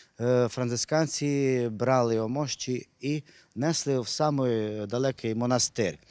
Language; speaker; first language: Ukrainian; non-native, local second language; Hungarian